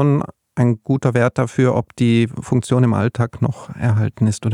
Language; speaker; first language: German; native; German